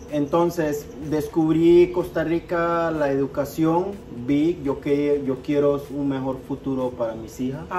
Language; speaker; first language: Spanish; non-native, local second language; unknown